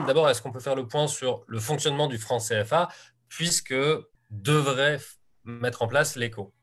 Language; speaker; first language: French; native; French